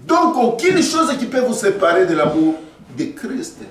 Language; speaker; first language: French; non-native, local second language; Swahili